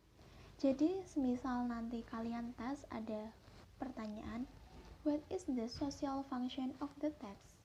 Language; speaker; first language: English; non-native, fluent; Indonesian